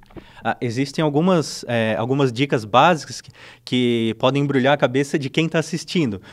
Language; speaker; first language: Portuguese; native; Portuguese